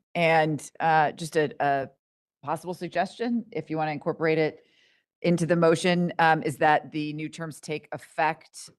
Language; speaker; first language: English; native; English